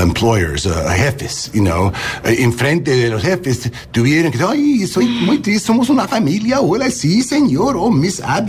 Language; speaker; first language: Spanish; non-native, learner; English